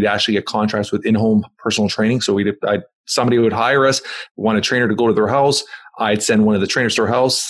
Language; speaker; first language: English; native; English